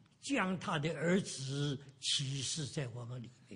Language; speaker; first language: Chinese; native; Chinese